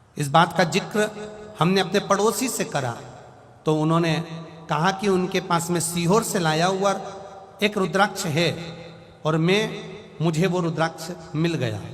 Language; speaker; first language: Hindi; native; Hindi